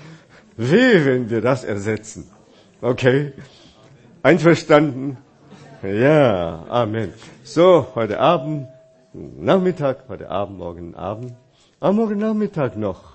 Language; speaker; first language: German; non-native, fluent; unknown